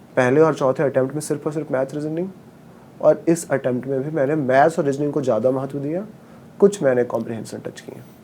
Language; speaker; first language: Hindi; non-native, local second language; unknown